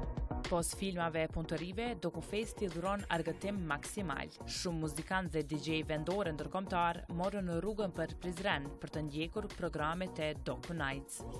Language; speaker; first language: Albanian; native; Albanian